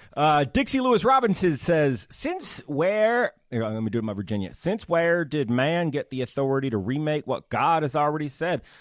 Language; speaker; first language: English; native; English